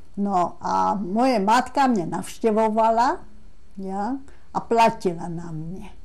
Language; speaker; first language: Czech; non-native, local second language; German